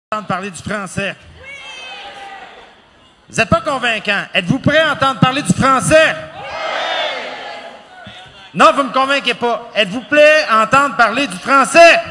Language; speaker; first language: French; native; French